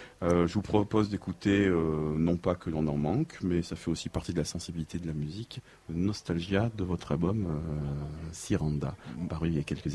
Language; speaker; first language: French; native; French